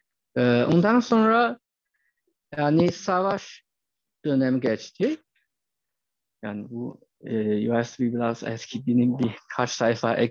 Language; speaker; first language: Turkish; non-native, fluent; Chinese